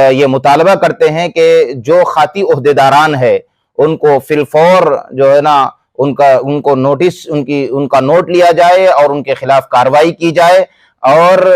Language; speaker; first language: Urdu; native; Urdu